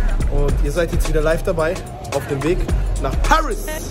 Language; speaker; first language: German; native; German